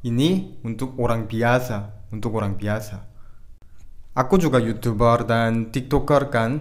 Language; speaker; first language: Indonesian; non-native, fluent; Korean